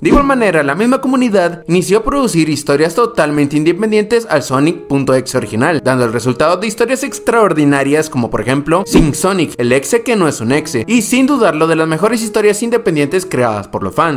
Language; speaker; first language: Spanish; native; Spanish